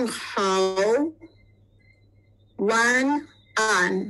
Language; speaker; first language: Chinese; non-native, learner; English